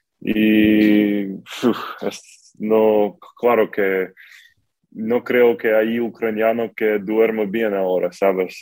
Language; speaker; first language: Spanish; non-native, learner; Ukrainian